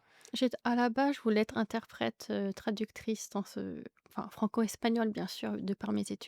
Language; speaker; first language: French; native; French